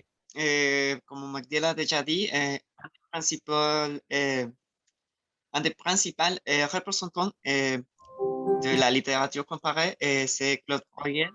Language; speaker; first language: French; non-native, learner; Spanish